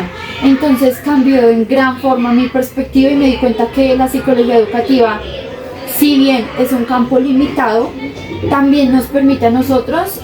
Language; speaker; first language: Spanish; native; Spanish